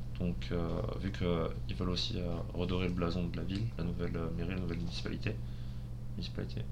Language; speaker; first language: French; early bilingual, other home language; Spanish